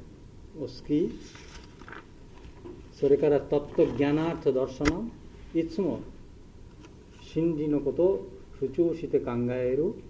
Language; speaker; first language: Japanese; non-native, learner; Bangla